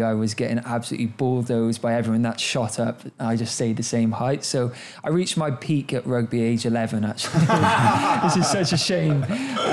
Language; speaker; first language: English; native; English